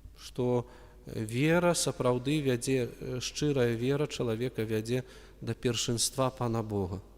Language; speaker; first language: Belarusian; non-native, local second language; Russian